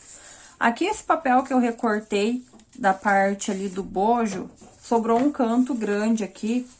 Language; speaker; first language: Portuguese; native; Portuguese